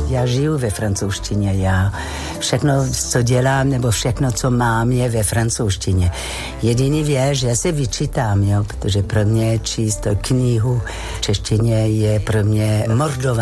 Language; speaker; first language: Czech; non-native, fluent; French